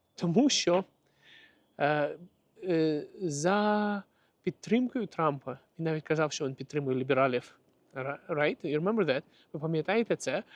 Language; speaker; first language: Ukrainian; native; Ukrainian